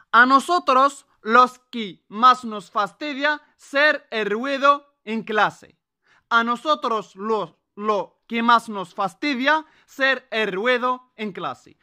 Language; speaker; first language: Spanish; non-native, fluent; Arabic